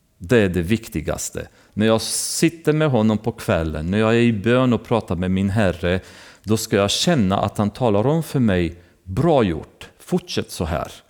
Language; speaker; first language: Swedish; non-native, fluent; Romanian